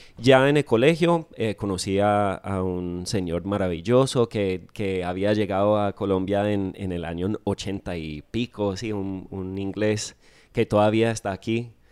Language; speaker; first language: Spanish; non-native, fluent; English